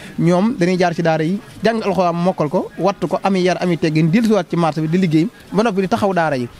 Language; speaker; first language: Wolof; native; Wolof